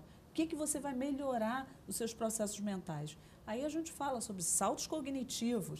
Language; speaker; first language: Portuguese; native; Portuguese